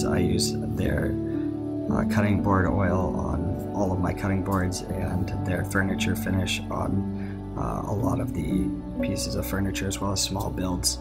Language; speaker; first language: English; native; English